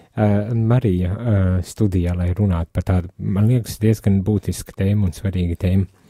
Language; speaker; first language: Latvian; native; Latvian